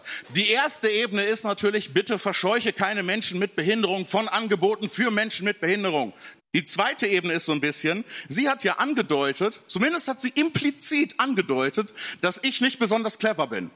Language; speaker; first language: German; native; German